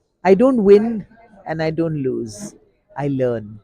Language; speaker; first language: English; non-native, local second language; Tamil